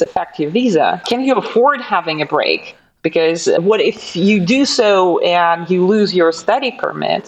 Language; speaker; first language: English; non-native, fluent; Russian